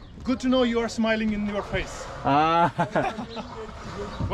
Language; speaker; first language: English; non-native, local second language; Kashmiri